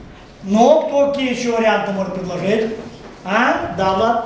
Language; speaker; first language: Russian; native; Russian